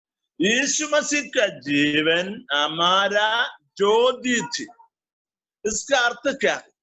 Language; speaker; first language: Hindi; non-native, learner; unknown